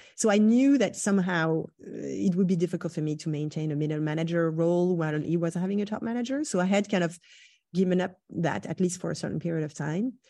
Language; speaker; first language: English; non-native, fluent; French